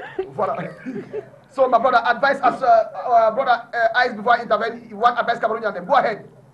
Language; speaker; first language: English; native; English